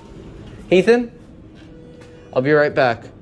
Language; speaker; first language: English; native; English